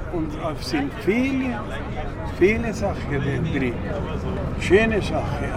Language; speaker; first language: German; non-native, learner; Spanish